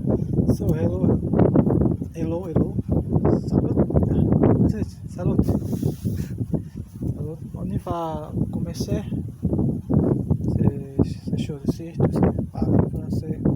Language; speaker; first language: French; non-native, learner; Portuguese